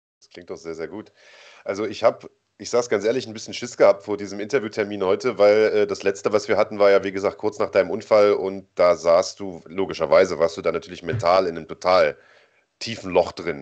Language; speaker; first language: German; native; German